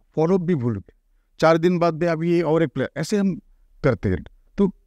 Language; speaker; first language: Hindi; non-native, local second language; Marathi